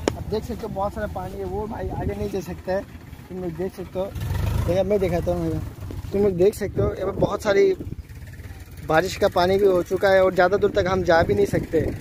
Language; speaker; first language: Hindi; non-native, local second language; Bangla